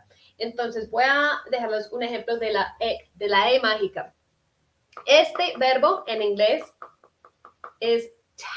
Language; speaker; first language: Spanish; early bilingual, heritage; Spanish